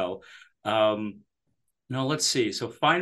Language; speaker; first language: English; native; English